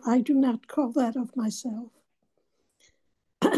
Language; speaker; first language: English; native; English